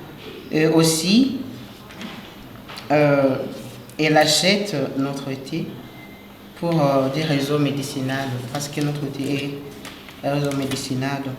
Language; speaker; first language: French; non-native, local second language; Rundi